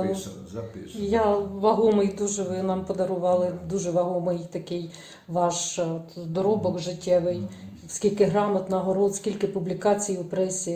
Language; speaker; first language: Ukrainian; native; Ukrainian